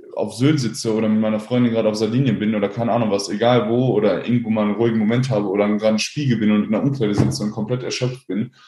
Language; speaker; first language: German; native; German